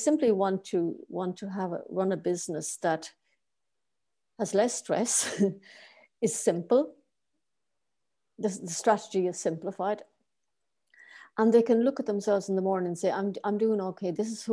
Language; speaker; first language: English; native; English